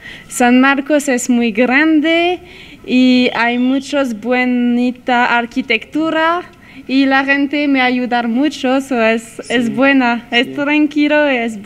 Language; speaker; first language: Spanish; non-native, learner; French